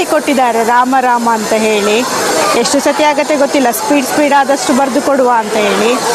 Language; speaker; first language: Kannada; non-native, local second language; Tulu